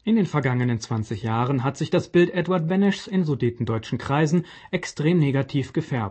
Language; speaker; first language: German; native; German